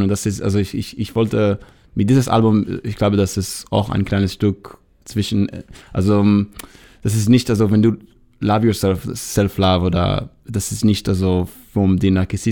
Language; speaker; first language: German; non-native, fluent; Hebrew